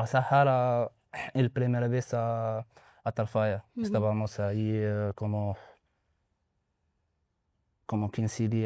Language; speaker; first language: Spanish; non-native, learner; Arabic